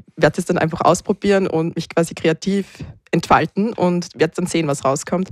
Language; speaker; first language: German; native; German